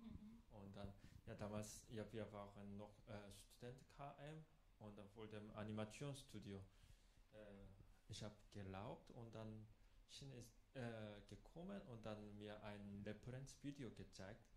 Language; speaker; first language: German; non-native, fluent; Korean